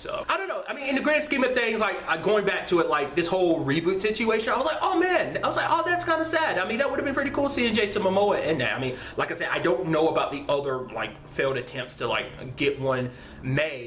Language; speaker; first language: English; native; English